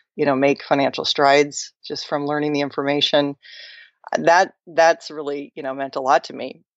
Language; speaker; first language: English; native; English